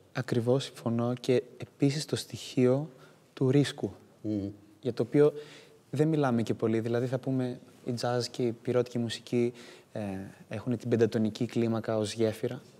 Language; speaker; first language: Greek; native; Greek